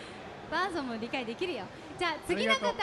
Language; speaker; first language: Japanese; native; Japanese